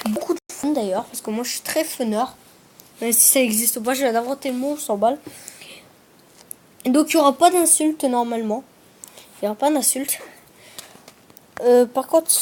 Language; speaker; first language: French; native; French